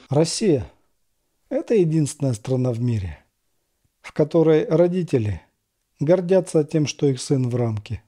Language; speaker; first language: Russian; native; Russian